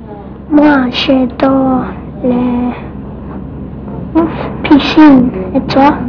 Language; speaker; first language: French; non-native, learner; English